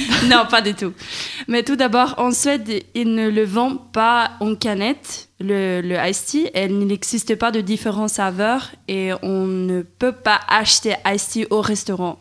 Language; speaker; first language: French; non-native, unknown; Swedish